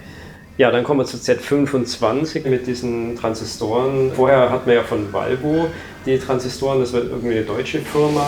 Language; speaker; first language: German; native; German